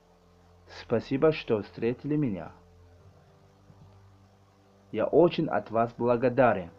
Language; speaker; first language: Russian; non-native, learner; Tajik